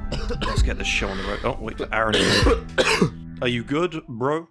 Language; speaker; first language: English; native; English